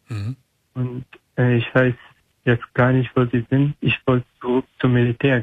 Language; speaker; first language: German; non-native, learner; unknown